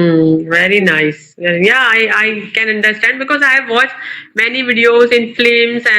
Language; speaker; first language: English; non-native, local second language; Urdu